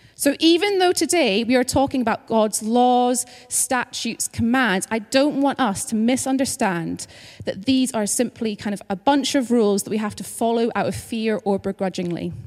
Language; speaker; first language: English; native; English